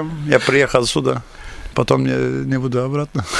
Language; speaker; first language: Russian; non-native, learner; Turkish